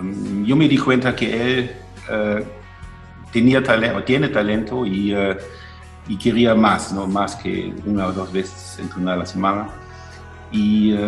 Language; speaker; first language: Spanish; non-native, fluent; German